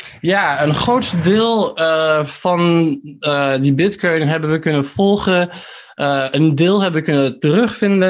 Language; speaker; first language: Dutch; early bilingual, heritage; Dutch